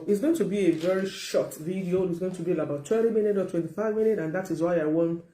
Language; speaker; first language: English; non-native, local second language; Yoruba